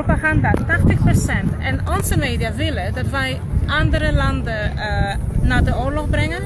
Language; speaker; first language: Dutch; non-native, fluent; Polish